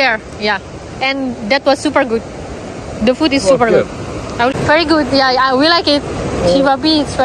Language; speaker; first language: English; non-native, learner; Indonesian